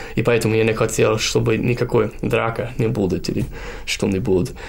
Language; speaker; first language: Russian; non-native, fluent; English